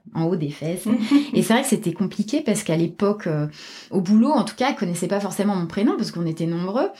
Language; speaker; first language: French; native; French